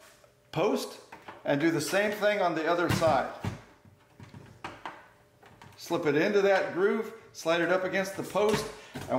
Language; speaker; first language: English; native; English